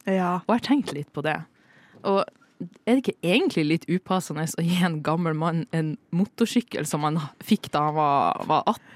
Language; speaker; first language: Norwegian; native; Norwegian